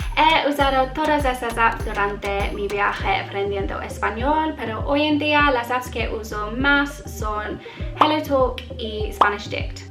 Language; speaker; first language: Spanish; non-native, learner; English